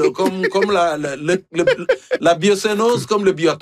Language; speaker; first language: French; native; French